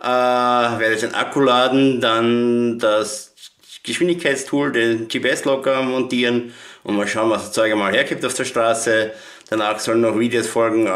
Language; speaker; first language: German; native; German